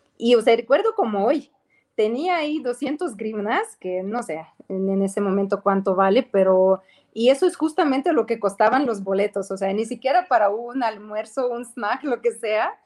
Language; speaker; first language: Spanish; non-native, fluent; Ukrainian